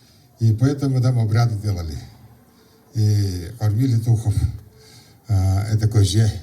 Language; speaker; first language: Russian; non-native, local second language; Tuvinian